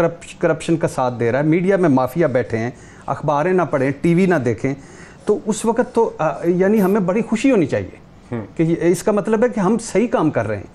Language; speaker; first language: Urdu; native; Urdu